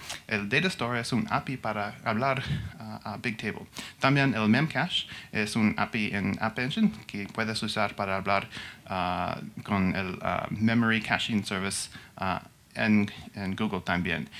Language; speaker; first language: Spanish; non-native, learner; English